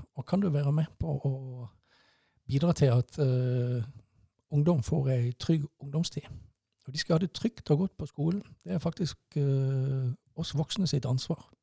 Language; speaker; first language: Norwegian; native; Norwegian